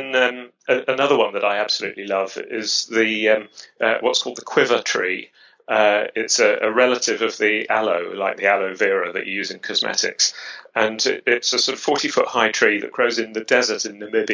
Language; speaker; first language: English; native; English